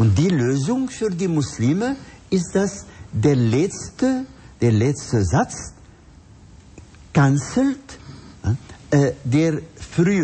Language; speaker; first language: German; non-native, fluent; Arabic